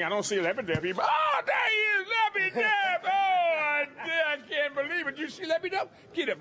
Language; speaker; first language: English; native; English